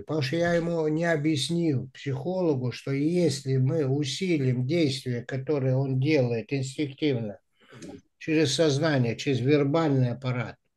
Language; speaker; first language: Russian; native; Russian